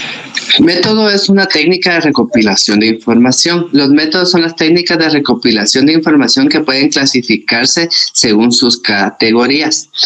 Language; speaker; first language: Spanish; native; Spanish